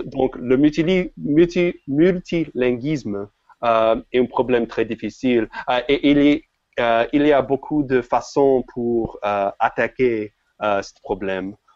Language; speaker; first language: French; non-native, fluent; English